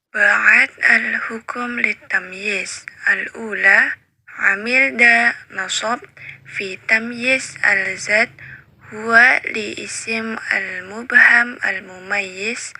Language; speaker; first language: Arabic; non-native, learner; Indonesian